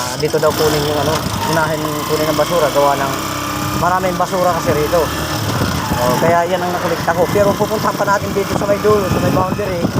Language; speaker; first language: Filipino; non-native, local second language; Waray